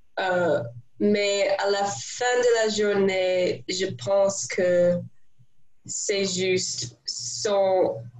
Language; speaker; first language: French; non-native, learner; English